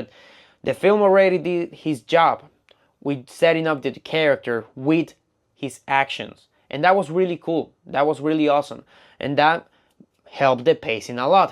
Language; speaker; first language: English; non-native, fluent; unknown